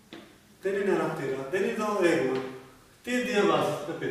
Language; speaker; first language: Greek; non-native, learner; Punjabi